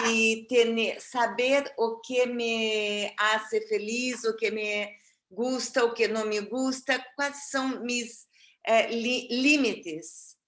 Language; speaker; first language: Spanish; non-native, fluent; Portuguese